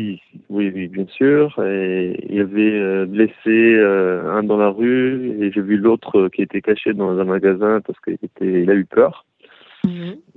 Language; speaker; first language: French; early bilingual, heritage; Hebrew